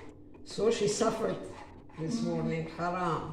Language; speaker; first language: English; non-native, learner; Arabic